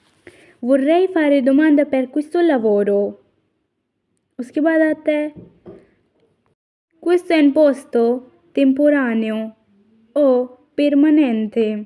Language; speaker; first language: Italian; non-native, fluent; Urdu